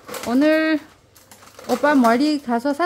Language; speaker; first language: Korean; non-native, learner; Vietnamese